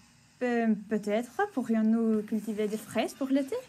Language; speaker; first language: French; non-native, learner; Swedish